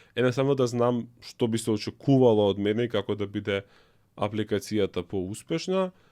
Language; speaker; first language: Macedonian; native; Macedonian